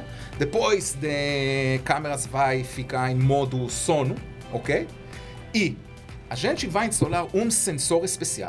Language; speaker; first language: Portuguese; non-native, learner; Hebrew